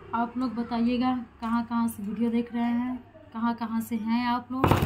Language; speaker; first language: Hindi; native; Hindi